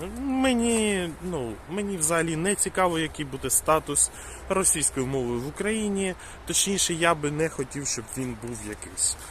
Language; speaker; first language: Ukrainian; non-native, local second language; Russian